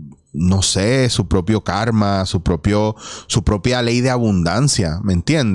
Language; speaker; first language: Spanish; native; Spanish